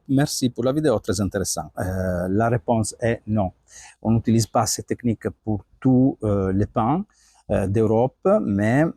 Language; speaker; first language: French; non-native, fluent; Italian